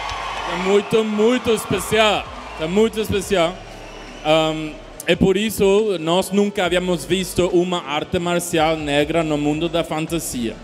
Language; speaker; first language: Portuguese; non-native, learner; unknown